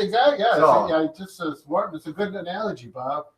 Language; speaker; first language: English; native; English